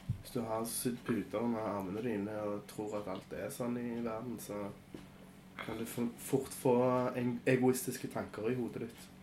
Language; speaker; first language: Norwegian; early bilingual, other home language; Polish